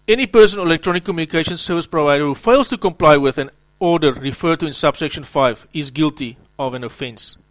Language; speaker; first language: English; non-native, local second language; Afrikaans